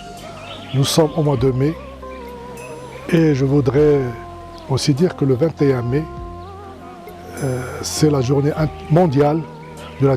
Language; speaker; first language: French; non-native, local second language; Arabic